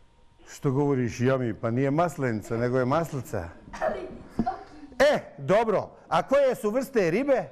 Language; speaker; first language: Bosnian; native; Bosnian